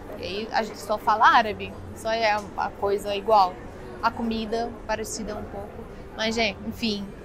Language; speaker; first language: Portuguese; non-native, fluent; Arabic